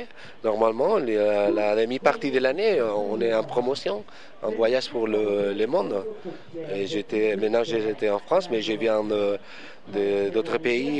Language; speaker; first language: French; non-native, fluent; Spanish